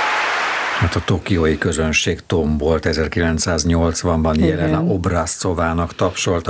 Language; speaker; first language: Hungarian; native; Hungarian